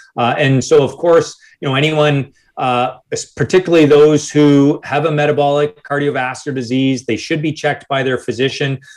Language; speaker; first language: English; native; English